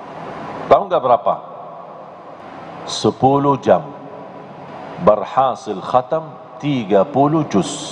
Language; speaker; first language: Indonesian; non-native, fluent; Arabic